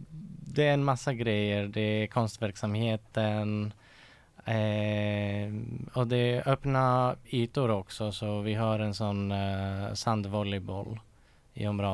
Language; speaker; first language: Swedish; non-native, fluent; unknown